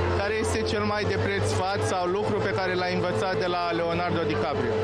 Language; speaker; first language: Romanian; native; Romanian